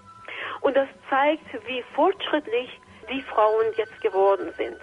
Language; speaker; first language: German; non-native, fluent; Persian